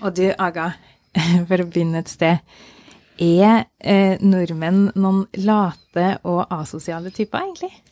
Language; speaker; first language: Norwegian; native; Norwegian